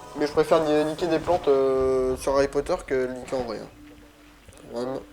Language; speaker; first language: French; native; French